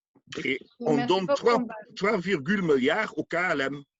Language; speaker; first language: French; non-native, learner; Dutch